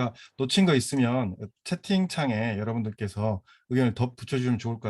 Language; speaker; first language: Korean; native; Korean